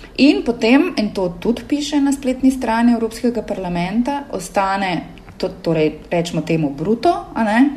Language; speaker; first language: Slovenian; native; Slovenian